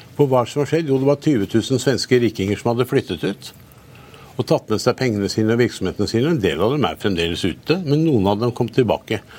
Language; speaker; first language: Norwegian; early bilingual, other home language; German